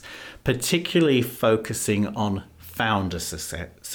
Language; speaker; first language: English; native; English